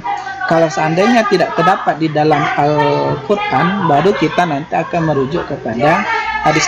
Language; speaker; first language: Indonesian; native; Indonesian